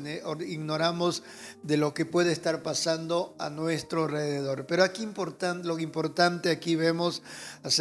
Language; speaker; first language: Spanish; native; Spanish